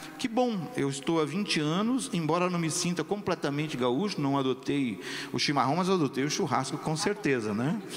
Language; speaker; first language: Portuguese; native; Portuguese